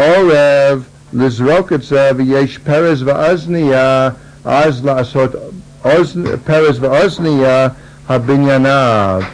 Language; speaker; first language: Hebrew; non-native, fluent; English